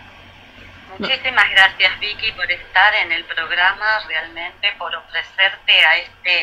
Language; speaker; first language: Spanish; native; Spanish